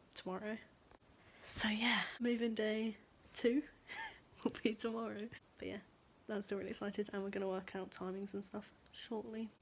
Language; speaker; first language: English; native; English